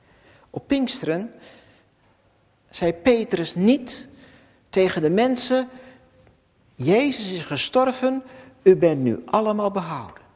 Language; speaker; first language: Dutch; native; Dutch